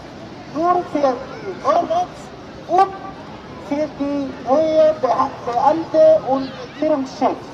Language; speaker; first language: German; non-native, learner; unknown